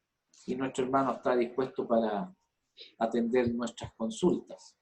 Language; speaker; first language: Spanish; native; Spanish